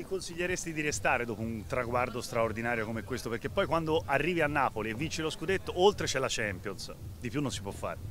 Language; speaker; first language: Italian; native; Italian